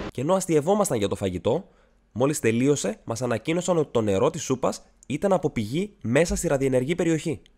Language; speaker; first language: Greek; native; Greek